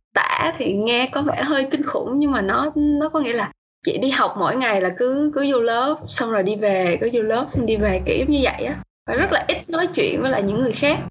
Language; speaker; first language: Vietnamese; native; Vietnamese